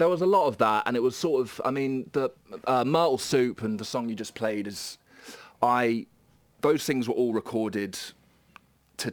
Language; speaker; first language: English; native; English